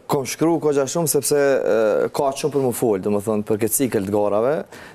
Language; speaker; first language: Albanian; native; Albanian